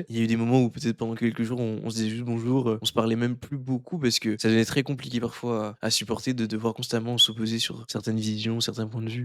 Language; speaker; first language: French; native; French